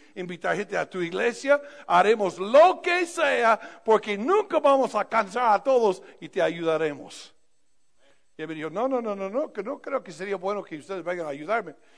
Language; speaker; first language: Spanish; non-native, fluent; English